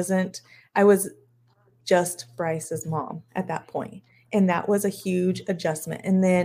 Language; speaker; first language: English; native; English